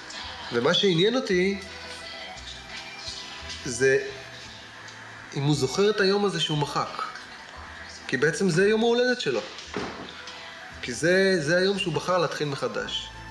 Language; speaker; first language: Hebrew; native; Hebrew